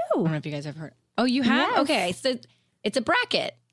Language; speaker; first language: English; native; English